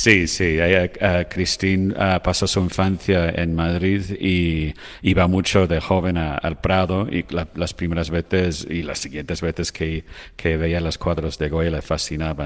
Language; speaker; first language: Spanish; non-native, fluent; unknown